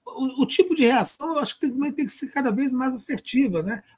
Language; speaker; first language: Portuguese; native; Portuguese